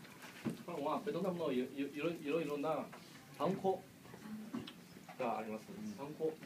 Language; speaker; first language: Japanese; non-native, learner; Vietnamese